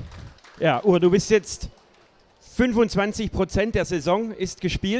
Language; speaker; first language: German; native; German